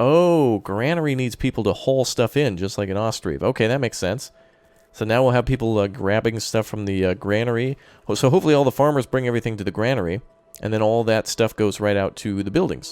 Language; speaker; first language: English; native; English